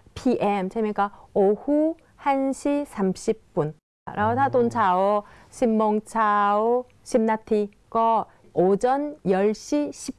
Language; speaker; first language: Thai; non-native, fluent; Korean